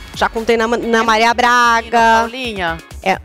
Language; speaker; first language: Portuguese; native; Portuguese